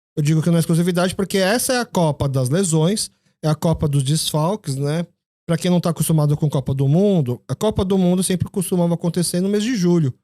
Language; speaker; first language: Portuguese; early bilingual, other home language; Korean